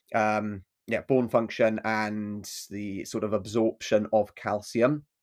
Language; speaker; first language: English; native; English